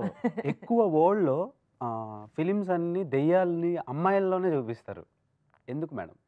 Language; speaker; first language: Telugu; native; Telugu